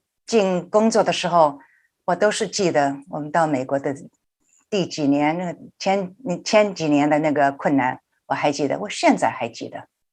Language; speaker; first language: Chinese; early bilingual, heritage; Chinese